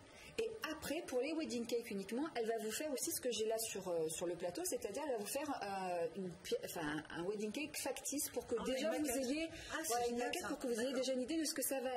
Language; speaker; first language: French; native; French